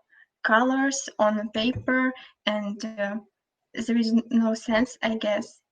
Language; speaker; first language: English; non-native, fluent; Russian